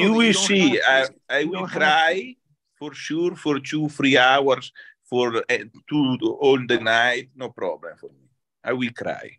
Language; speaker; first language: English; non-native, learner; Italian